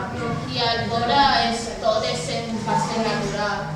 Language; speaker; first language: Catalan; early bilingual, other home language; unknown